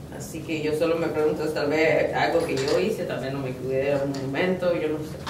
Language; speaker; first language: Spanish; early bilingual, heritage; Spanish